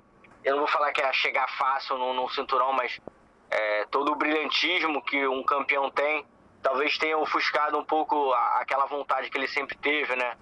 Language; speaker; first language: Portuguese; native; Portuguese